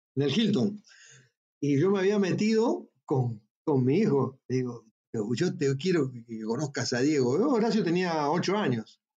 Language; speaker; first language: Spanish; native; Spanish